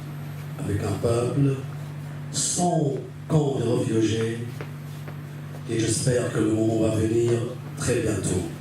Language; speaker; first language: French; non-native, fluent; Arabic